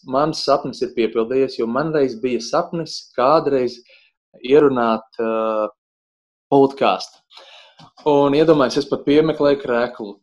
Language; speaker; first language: Latvian; native; Latvian